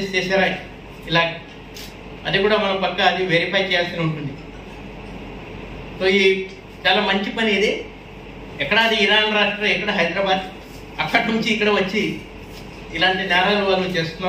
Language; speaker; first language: Telugu; native; Telugu